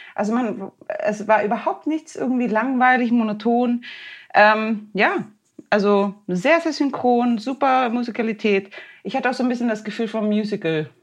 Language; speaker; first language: German; non-native, fluent; Swedish